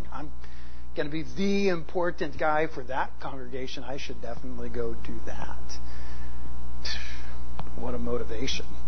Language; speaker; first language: English; native; English